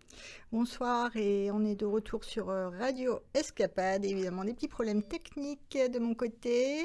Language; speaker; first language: French; native; French